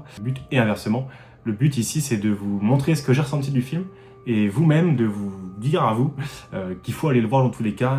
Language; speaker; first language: French; native; French